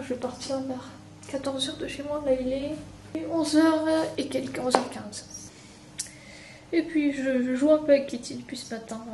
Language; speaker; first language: French; native; French